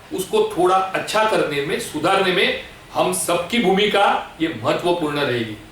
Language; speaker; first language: Hindi; non-native, local second language; Marathi